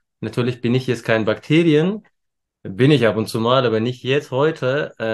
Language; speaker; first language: German; early bilingual, other home language; Turkish